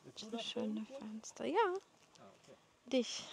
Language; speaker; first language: German; non-native, fluent; Ukrainian